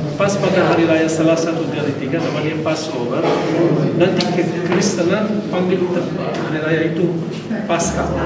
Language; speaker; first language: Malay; non-native, fluent; Hebrew